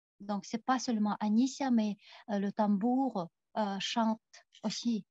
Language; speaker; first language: French; non-native, fluent; Tuvinian